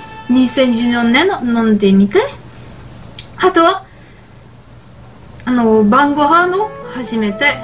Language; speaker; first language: Japanese; non-native, learner; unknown